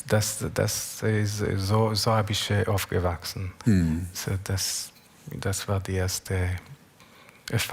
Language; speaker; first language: German; non-native, learner; Hebrew